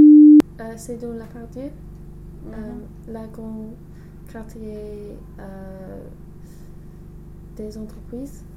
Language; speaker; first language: French; non-native, learner; English